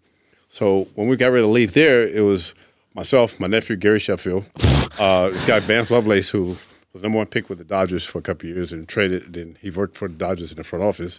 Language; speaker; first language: English; native; English